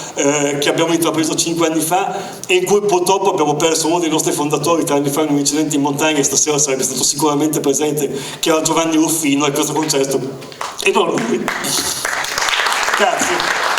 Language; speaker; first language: Italian; native; Italian